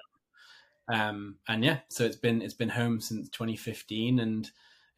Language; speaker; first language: English; native; English